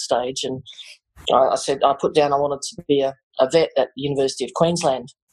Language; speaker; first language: English; native; English